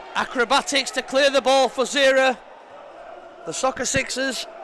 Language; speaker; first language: English; native; English